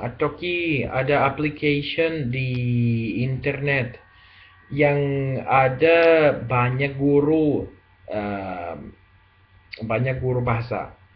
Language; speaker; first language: Indonesian; non-native, learner; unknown